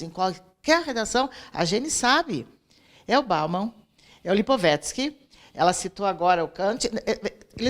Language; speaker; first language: Portuguese; native; Portuguese